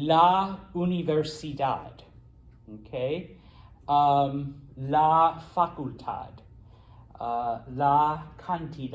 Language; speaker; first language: Spanish; non-native, fluent; English